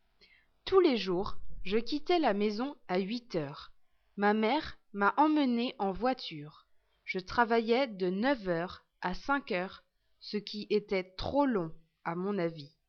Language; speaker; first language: French; non-native, learner; English